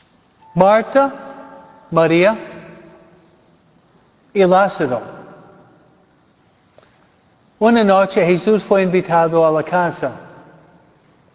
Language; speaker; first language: Spanish; non-native, fluent; English